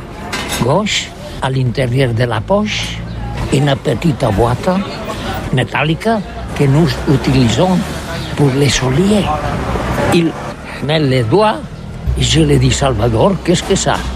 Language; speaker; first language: French; non-native, learner; Catalan